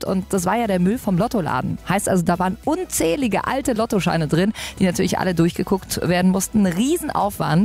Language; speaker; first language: German; native; German